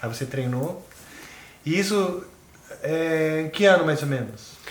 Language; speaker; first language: Portuguese; native; Portuguese